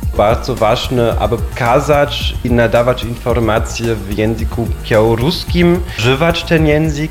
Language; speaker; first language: Polish; non-native, fluent; German